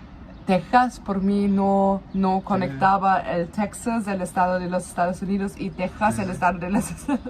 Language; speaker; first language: Spanish; non-native, fluent; German